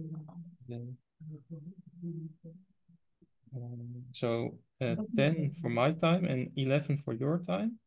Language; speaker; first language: English; non-native, fluent; Dutch